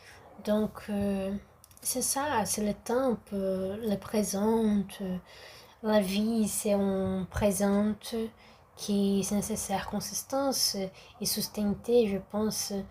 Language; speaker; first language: French; non-native, learner; Portuguese